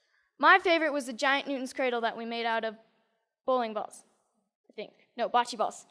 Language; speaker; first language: English; native; English